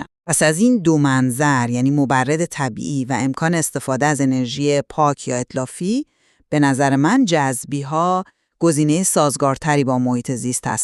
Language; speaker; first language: Persian; native; Persian